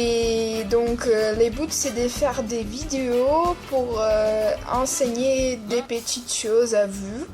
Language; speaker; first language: French; non-native, fluent; Portuguese